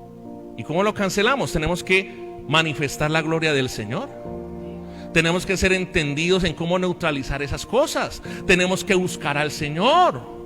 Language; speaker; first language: Spanish; native; Spanish